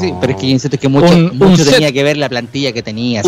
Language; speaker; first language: Spanish; native; Spanish